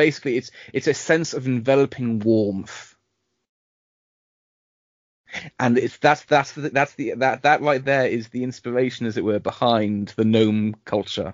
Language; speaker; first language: English; native; English